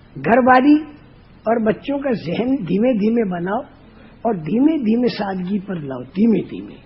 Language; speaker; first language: Urdu; non-native, local second language; Gujarati